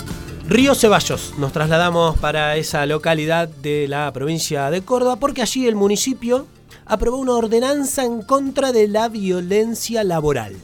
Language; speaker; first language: Spanish; native; Spanish